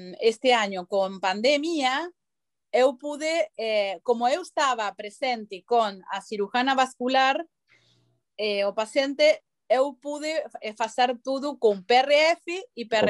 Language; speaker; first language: Portuguese; non-native, learner; Spanish